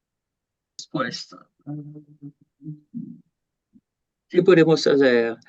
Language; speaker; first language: Spanish; non-native, fluent; French